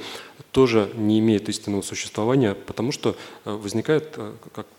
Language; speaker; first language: Russian; native; Russian